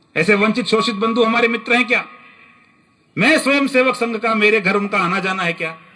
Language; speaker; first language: Hindi; native; Hindi